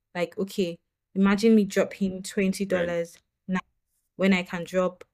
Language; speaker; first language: English; non-native, local second language; Yoruba